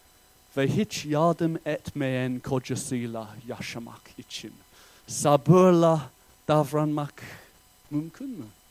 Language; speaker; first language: Turkish; non-native, fluent; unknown